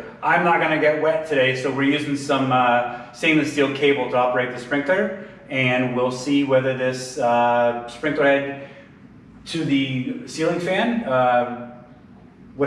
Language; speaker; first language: English; native; English